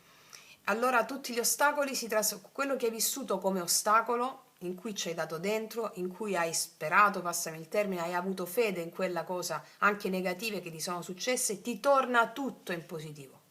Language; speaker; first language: Italian; native; Italian